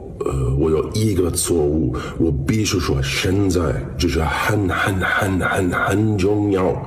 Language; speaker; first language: Chinese; non-native, learner; English